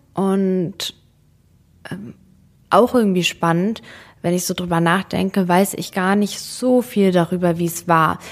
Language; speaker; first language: German; early bilingual, other home language; Serbian